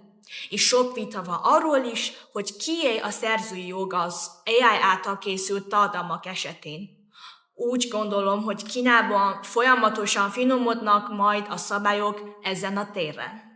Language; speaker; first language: Hungarian; non-native, fluent; Chinese